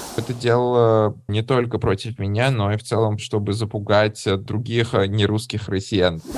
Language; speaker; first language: Russian; early bilingual, other home language; Armenian